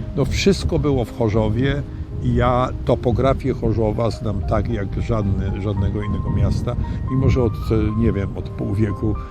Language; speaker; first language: Polish; native; Polish